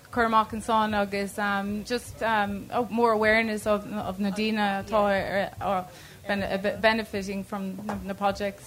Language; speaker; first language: Irish; non-native, local second language; English